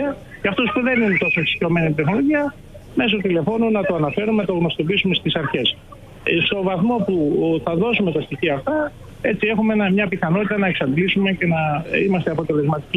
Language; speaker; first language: Greek; native; Greek